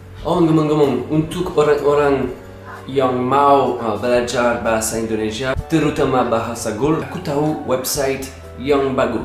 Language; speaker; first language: Indonesian; non-native, learner; French